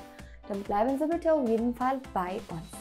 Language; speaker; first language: German; non-native, fluent; Persian